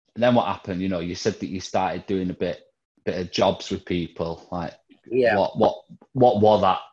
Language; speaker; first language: English; native; English